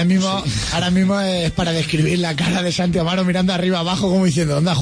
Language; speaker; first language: Spanish; native; Spanish